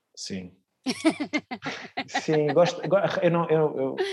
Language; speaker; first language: Portuguese; early bilingual, other home language; Swedish